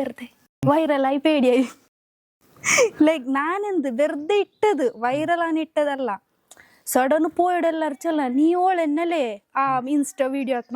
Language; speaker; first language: Malayalam; non-native, local second language; Hindi